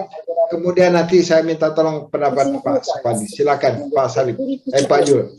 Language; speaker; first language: Indonesian; native; Indonesian